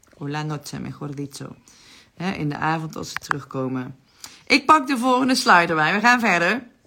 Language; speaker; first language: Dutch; native; Dutch